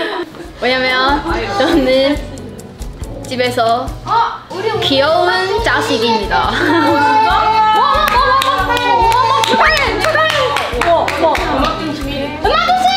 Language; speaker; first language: Korean; non-native, fluent; Chinese